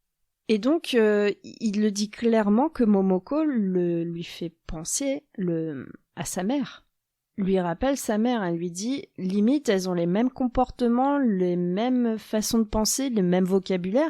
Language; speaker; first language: French; native; French